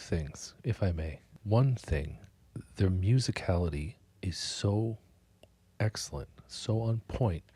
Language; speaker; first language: English; native; English